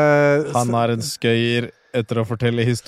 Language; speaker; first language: Norwegian; native; Norwegian